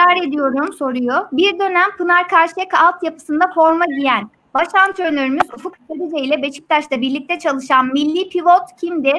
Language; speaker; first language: Turkish; native; Turkish